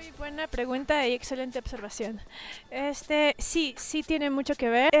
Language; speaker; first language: Spanish; early bilingual, heritage; Spanish